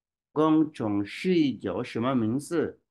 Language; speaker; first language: Chinese; non-native, learner; Swahili